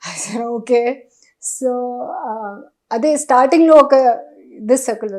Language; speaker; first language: Telugu; non-native, local second language; Hindi